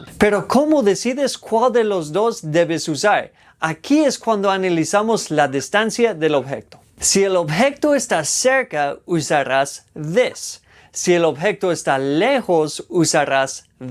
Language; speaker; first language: Spanish; non-native, fluent; English